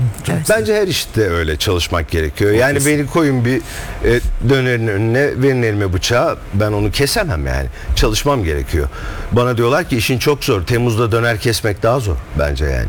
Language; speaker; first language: Turkish; native; Turkish